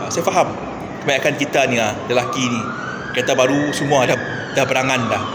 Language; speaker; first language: Malay; non-native, local second language; Iban